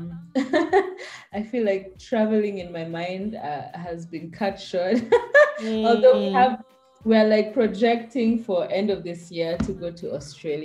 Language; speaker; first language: English; native; English